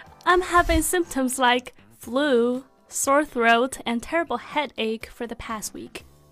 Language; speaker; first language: English; non-native, fluent; Chinese